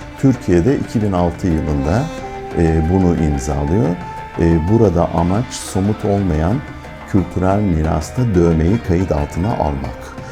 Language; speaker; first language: Turkish; non-native, local second language; Arabic